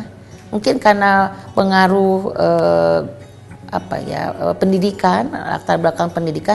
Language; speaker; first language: Indonesian; native; Indonesian